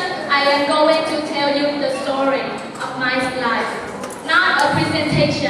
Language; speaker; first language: English; non-native, learner; Vietnamese